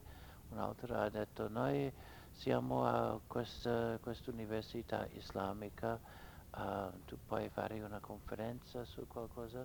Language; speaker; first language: Italian; non-native, fluent; English